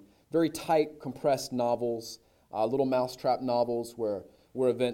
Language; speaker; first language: English; native; English